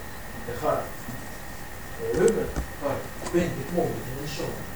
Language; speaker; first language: Swedish; non-native, fluent; Russian